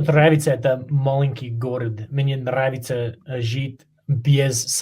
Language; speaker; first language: Russian; non-native, learner; English